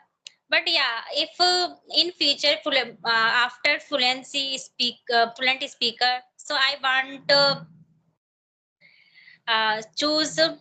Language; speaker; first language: English; non-native, learner; Hindi